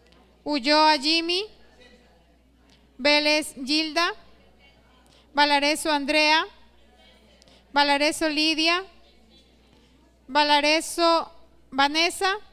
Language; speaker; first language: Spanish; native; Spanish